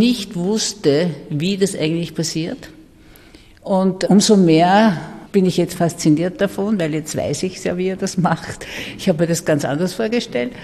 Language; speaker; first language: German; native; German